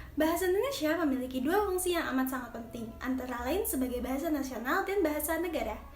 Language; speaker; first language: Indonesian; native; Indonesian